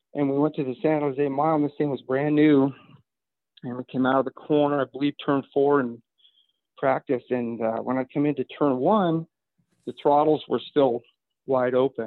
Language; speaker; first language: English; native; English